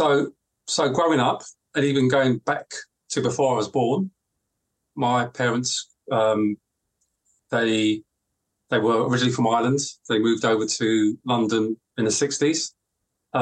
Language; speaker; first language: English; native; English